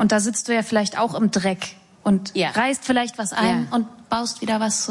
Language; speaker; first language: German; native; German